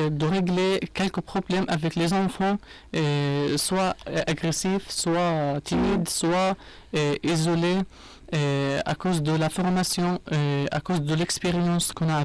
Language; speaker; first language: French; non-native, learner; Arabic